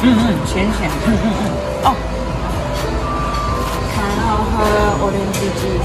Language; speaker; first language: Chinese; non-native, learner; Japanese